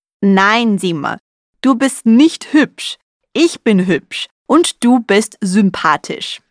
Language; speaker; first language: German; non-native, fluent; Russian